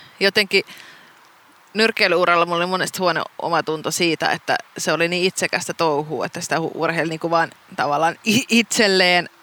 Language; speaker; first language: Finnish; non-native, local second language; Swedish